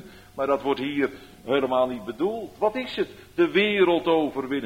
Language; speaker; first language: Dutch; native; Dutch